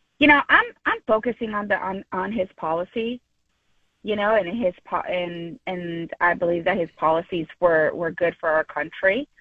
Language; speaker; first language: English; early bilingual, other home language; Spanish